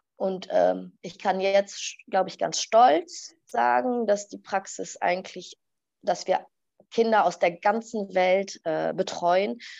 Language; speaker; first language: German; early bilingual, other home language; Arabic